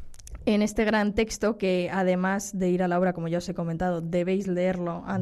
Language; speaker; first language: Spanish; native; Spanish